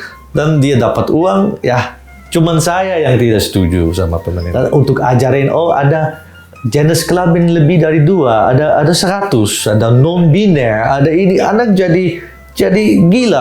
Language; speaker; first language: Indonesian; non-native, fluent; Dutch